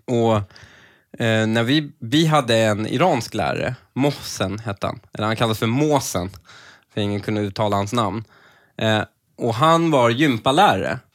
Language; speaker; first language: Swedish; early bilingual, other home language; Persian